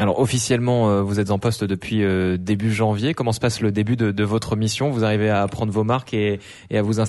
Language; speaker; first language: French; native; French